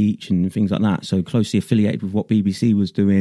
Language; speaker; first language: English; native; English